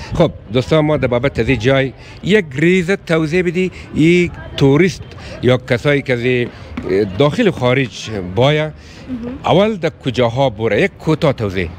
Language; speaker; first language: Persian; native; Persian